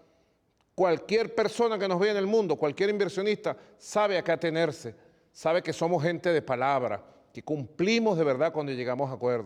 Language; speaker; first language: Spanish; native; Spanish